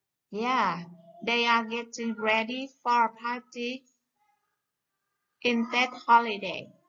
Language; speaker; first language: English; non-native, fluent; Vietnamese